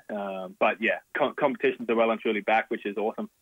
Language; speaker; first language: English; native; English